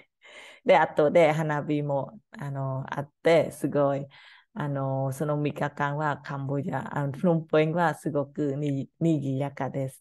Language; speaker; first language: Japanese; non-native, learner; Khmer